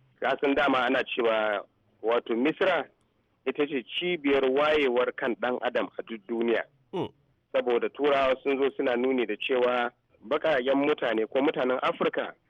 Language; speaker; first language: Hausa; native; Hausa